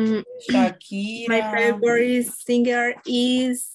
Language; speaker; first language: English; non-native, learner; Spanish